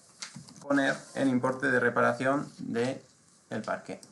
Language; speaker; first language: Spanish; native; Spanish